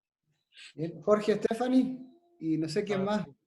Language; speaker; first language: Spanish; native; Spanish